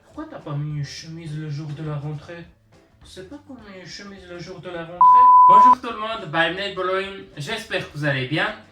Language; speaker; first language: French; early bilingual, other home language; Armenian